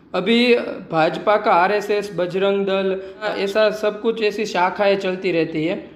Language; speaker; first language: Hindi; non-native, local second language; Gujarati